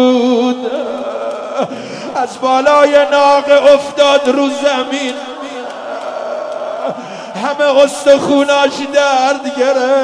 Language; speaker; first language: Persian; native; Persian